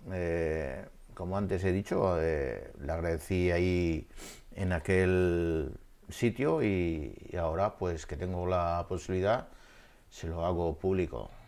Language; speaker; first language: Spanish; native; Spanish